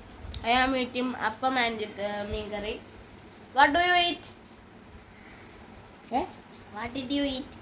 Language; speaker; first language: English; non-native, learner; Malayalam